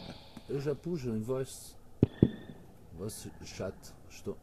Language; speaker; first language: Portuguese; early bilingual, heritage; French